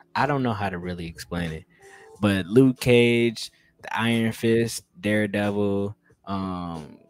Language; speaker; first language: English; native; English